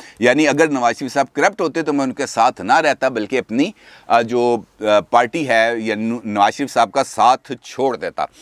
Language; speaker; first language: Urdu; native; Urdu